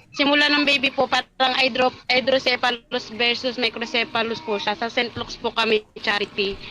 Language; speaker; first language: Filipino; native; Filipino